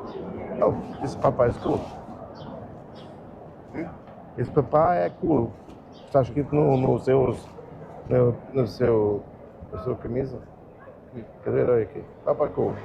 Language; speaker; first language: Portuguese; non-native, learner; German